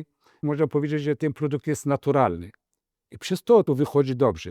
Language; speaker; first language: Polish; non-native, fluent; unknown